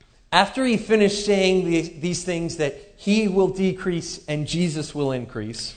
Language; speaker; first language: English; native; English